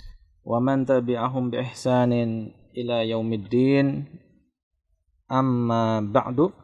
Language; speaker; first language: Indonesian; native; Indonesian